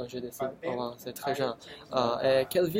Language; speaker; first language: French; non-native, learner; Chinese